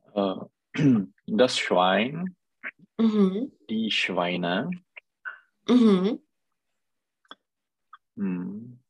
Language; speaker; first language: German; non-native, learner; Czech